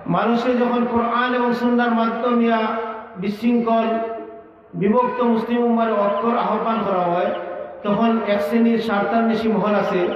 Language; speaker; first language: Bangla; native; Bangla